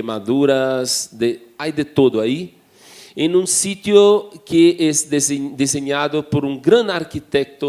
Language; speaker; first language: Spanish; non-native, fluent; Portuguese